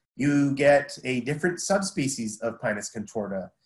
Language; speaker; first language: English; native; English